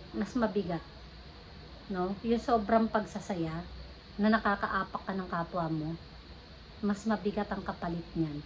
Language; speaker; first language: Filipino; native; Filipino